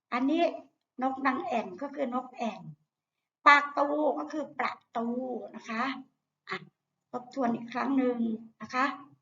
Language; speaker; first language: Thai; native; Thai